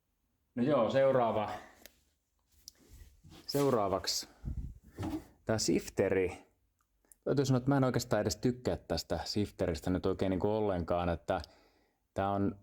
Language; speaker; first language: Finnish; native; Finnish